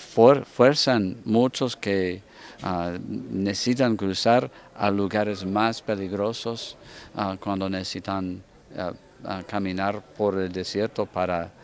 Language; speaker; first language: Spanish; non-native, fluent; English